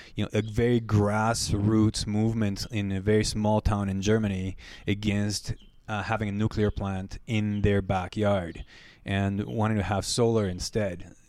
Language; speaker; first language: English; non-native, fluent; Spanish